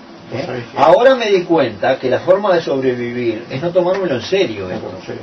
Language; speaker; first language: Spanish; native; Spanish